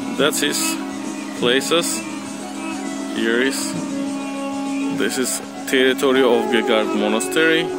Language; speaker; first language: English; non-native, learner; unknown